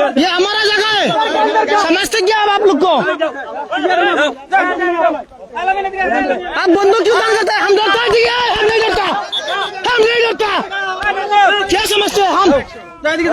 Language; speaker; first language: Hindi; non-native, learner; Bangla